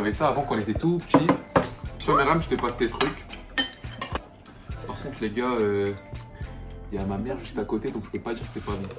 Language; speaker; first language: French; native; French